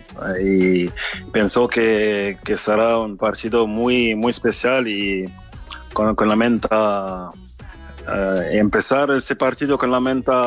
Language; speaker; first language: Spanish; non-native, fluent; French